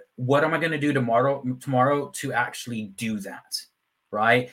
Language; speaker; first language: English; native; English